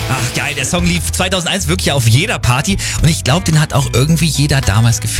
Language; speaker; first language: German; native; German